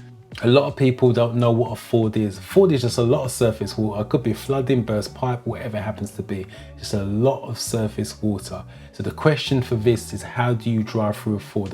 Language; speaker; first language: English; native; English